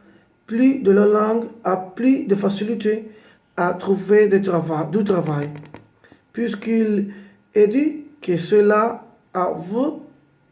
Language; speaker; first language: French; non-native, learner; Spanish